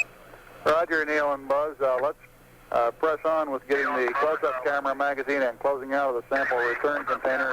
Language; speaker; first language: English; native; English